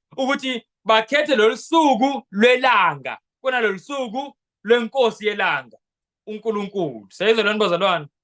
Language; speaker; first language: Zulu; non-native, local second language; Xhosa